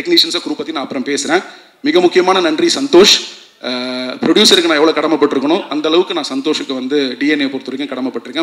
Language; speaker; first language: Tamil; native; Tamil